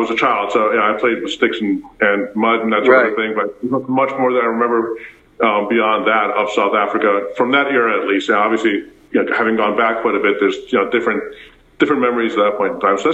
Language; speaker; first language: English; early bilingual, other home language; Afrikaans